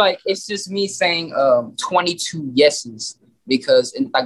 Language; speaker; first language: English; non-native, local second language; Filipino